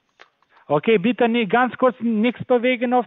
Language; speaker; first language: German; non-native, fluent; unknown